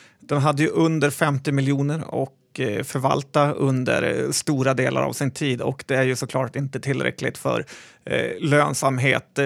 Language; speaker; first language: Swedish; native; Swedish